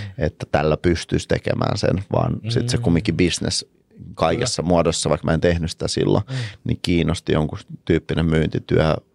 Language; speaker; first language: Finnish; early bilingual, other home language; Russian